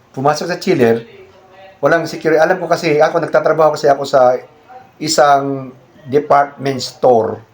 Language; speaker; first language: Filipino; native; Filipino